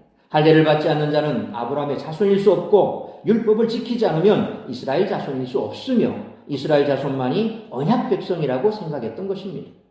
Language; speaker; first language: Korean; native; Korean